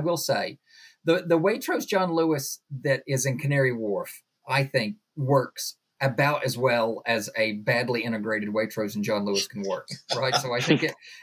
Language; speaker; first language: English; native; English